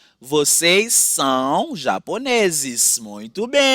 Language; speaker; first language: Portuguese; non-native, fluent; Haitian Creole